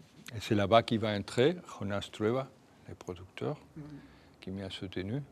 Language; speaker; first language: French; non-native, fluent; Spanish